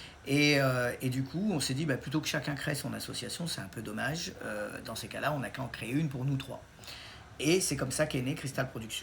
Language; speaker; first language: French; native; French